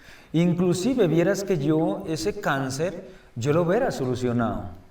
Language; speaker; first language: Spanish; native; Spanish